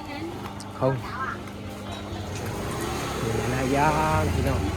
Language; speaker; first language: Vietnamese; non-native, learner; Thai